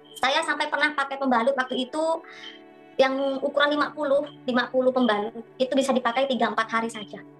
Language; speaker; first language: Indonesian; non-native, local second language; Madurese